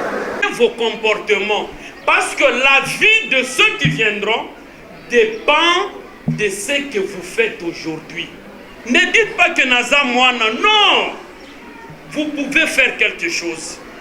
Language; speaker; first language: French; non-native, local second language; Lingala